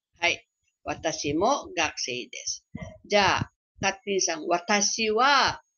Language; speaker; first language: Japanese; non-native, fluent; Filipino